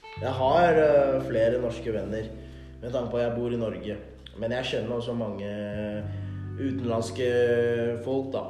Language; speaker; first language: Norwegian; early bilingual, other home language; Thai